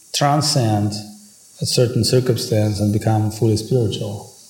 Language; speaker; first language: English; non-native, fluent; Russian